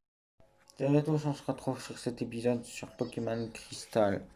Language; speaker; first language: French; native; French